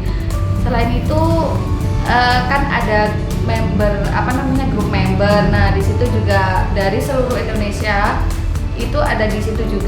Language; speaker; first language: Indonesian; native; Indonesian